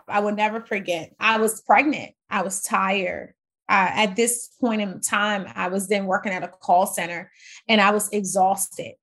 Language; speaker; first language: English; native; English